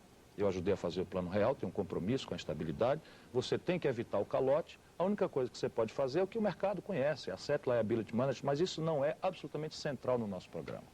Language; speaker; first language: Portuguese; native; Portuguese